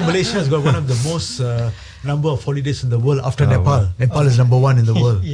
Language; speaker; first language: English; non-native, local second language; Tamil